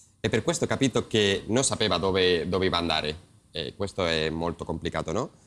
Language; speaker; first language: Italian; non-native, learner; Spanish